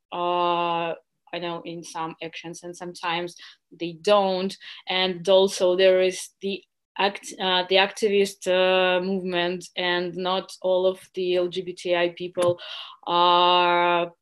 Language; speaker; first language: English; non-native, fluent; Russian